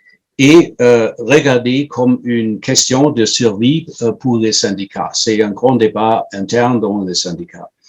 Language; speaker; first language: French; non-native, fluent; German